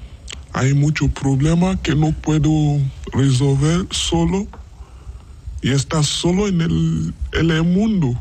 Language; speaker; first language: Spanish; non-native, learner; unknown